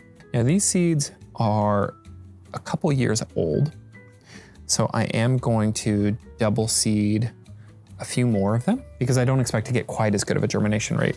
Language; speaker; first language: English; native; English